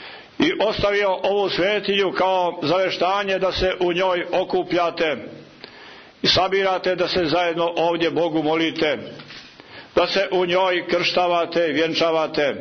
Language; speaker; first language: Croatian; native; Croatian